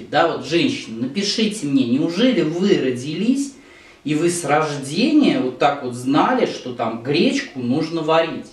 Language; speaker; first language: Russian; native; Russian